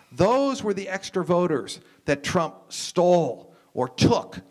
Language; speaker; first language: English; native; English